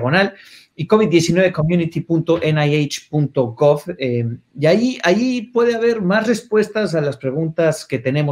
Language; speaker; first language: Spanish; native; Spanish